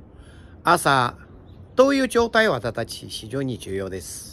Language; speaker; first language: Japanese; non-native, learner; Chinese